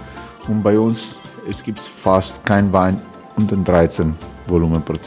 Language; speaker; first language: German; non-native, learner; Croatian